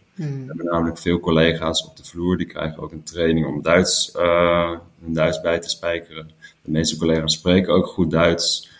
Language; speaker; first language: Dutch; native; Dutch